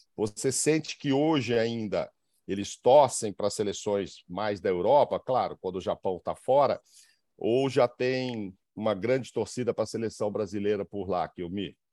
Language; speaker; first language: Portuguese; native; Portuguese